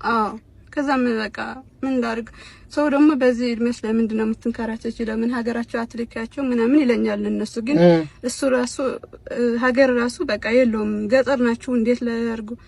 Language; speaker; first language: Amharic; non-native, local second language; Tigrinya